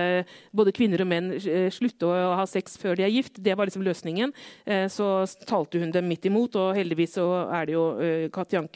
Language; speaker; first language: Norwegian; native; Norwegian